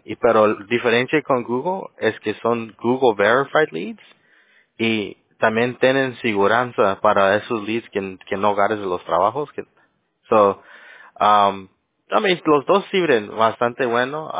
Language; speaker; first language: Spanish; early bilingual, other home language; English